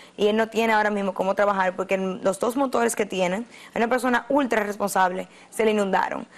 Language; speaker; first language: Spanish; native; Spanish